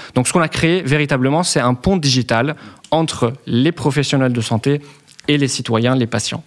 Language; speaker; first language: French; non-native, local second language; Arabic